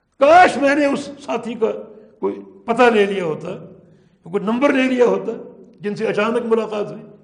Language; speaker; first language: Urdu; native; Urdu